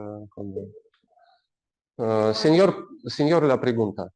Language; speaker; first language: Spanish; non-native, learner; Russian